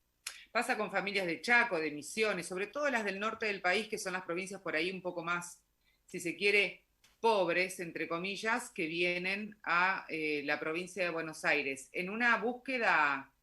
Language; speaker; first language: Spanish; native; Spanish